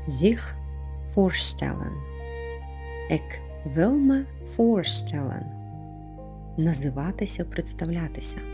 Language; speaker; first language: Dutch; non-native, fluent; Ukrainian